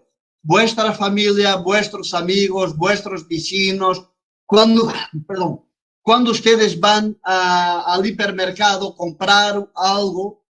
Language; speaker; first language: Spanish; non-native, fluent; Portuguese